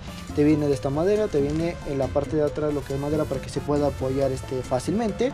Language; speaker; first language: Spanish; native; Spanish